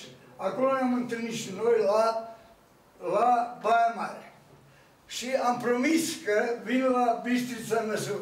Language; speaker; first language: Romanian; non-native, fluent; Serbian